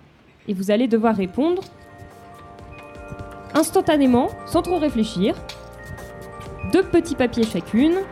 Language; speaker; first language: French; native; French